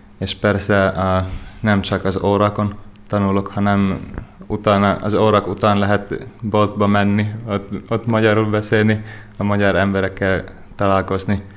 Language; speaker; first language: Hungarian; non-native, fluent; Finnish